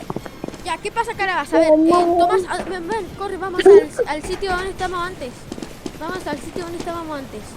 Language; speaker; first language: Spanish; native; Spanish